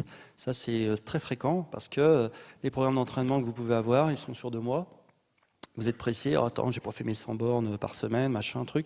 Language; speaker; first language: French; native; French